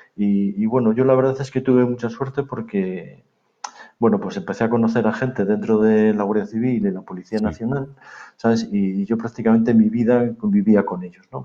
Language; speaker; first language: Spanish; native; Spanish